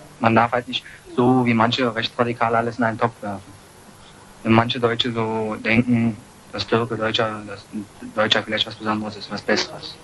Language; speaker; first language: German; early bilingual, other home language; Turkish